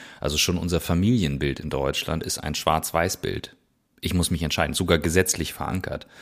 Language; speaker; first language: German; native; German